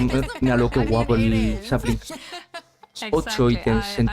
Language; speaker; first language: Spanish; native; Spanish